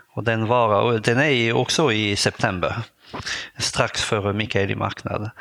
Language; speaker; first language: Swedish; non-native, fluent; French